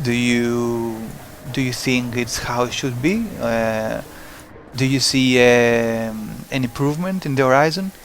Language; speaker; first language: English; non-native, fluent; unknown